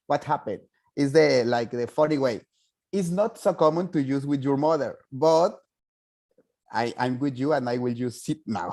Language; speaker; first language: English; non-native, fluent; Spanish